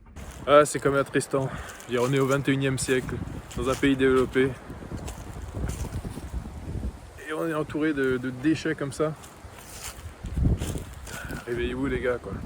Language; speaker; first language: French; native; French